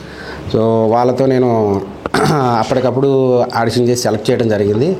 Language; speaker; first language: Telugu; native; Telugu